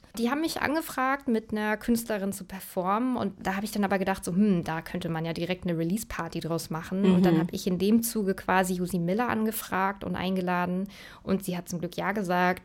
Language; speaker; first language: German; native; German